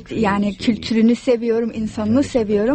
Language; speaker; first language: Turkish; non-native, fluent; English